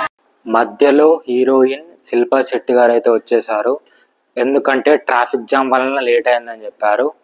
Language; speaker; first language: Telugu; native; Telugu